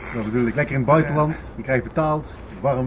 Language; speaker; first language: Dutch; native; Dutch